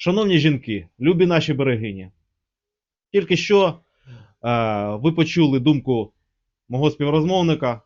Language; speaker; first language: Ukrainian; native; Ukrainian